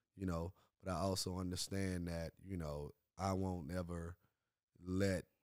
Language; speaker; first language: English; native; English